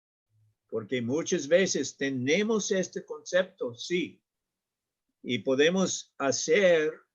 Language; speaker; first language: Spanish; non-native, learner; English